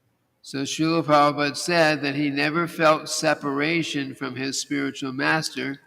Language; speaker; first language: English; native; English